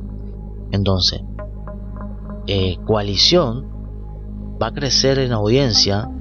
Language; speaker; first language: Spanish; native; Spanish